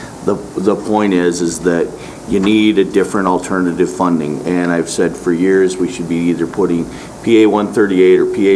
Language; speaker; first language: English; native; English